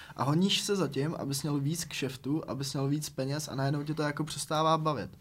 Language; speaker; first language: Czech; native; Czech